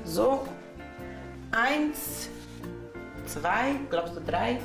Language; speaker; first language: German; non-native, local second language; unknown